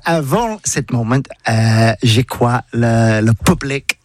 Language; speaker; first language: French; non-native, learner; English